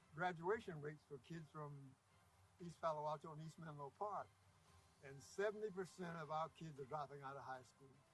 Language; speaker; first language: English; native; English